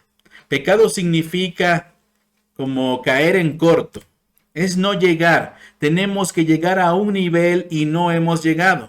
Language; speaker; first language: Spanish; non-native, fluent; English